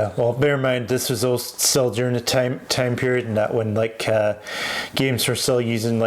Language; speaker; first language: English; native; English